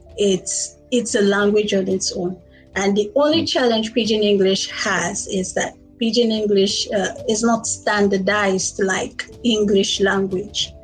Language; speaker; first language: English; non-native, local second language; Igbo